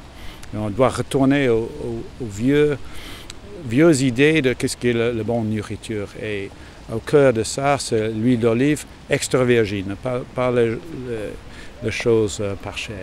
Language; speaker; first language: French; non-native, fluent; English